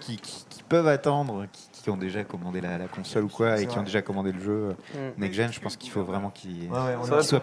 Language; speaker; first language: French; native; French